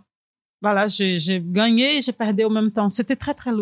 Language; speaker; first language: French; non-native, fluent; Portuguese